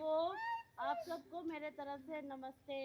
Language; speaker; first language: Hindi; non-native, local second language; Rongmei Naga